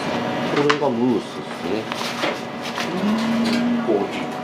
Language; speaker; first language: Japanese; native; Japanese